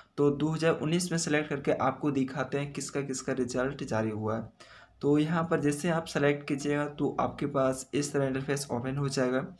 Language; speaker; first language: Hindi; native; Hindi